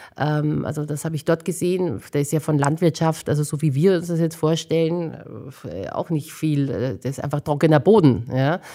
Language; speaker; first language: German; native; German